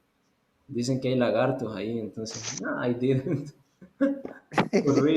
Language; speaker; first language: Spanish; native; Spanish